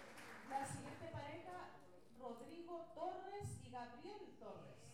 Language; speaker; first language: Spanish; native; Spanish